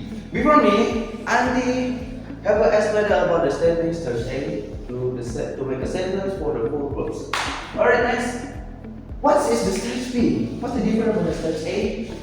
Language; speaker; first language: English; non-native, learner; Indonesian